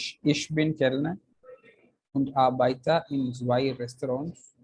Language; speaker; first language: German; non-native, learner; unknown